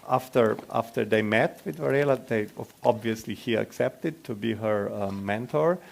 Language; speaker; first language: English; non-native, fluent; Slovenian